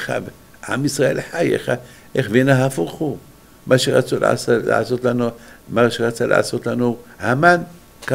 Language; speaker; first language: Hebrew; non-native, fluent; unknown